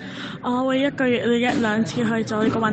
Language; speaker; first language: Cantonese; early bilingual, other home language; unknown